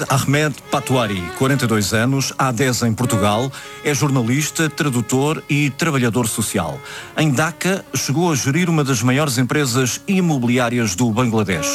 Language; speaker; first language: Portuguese; native; Portuguese